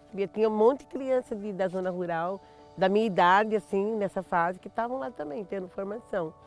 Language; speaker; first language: Portuguese; native; Portuguese